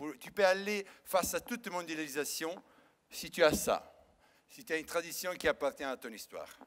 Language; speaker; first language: French; non-native, fluent; Italian